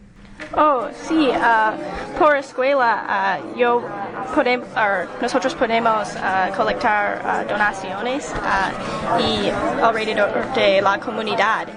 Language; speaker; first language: Spanish; non-native, learner; English